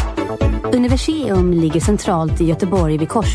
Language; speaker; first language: Swedish; native; Swedish